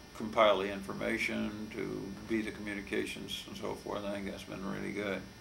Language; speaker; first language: English; native; English